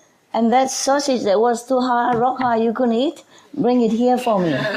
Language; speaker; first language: English; non-native, fluent; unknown